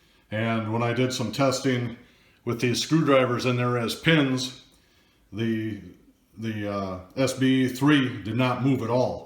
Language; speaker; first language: English; native; English